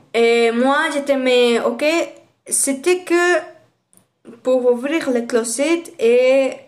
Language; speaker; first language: French; non-native, fluent; Spanish